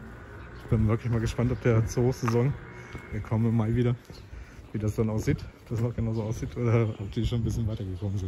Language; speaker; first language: German; native; German